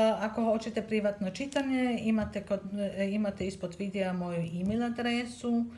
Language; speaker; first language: Serbian; early bilingual, heritage; Serbian